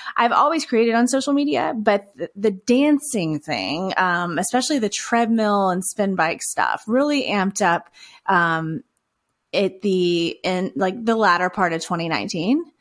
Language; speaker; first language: English; native; English